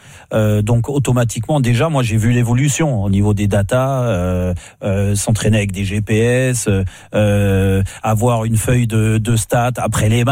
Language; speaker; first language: French; native; French